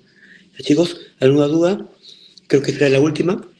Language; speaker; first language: Spanish; native; Spanish